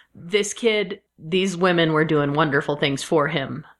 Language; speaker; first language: English; native; English